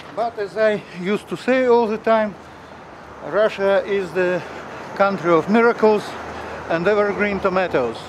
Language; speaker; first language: English; non-native, learner; Russian